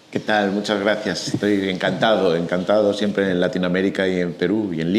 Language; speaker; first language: Spanish; native; Spanish